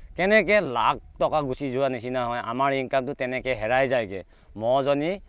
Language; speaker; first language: Assamese; non-native, local second language; Mising